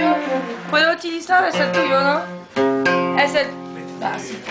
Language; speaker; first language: Spanish; non-native, learner; Italian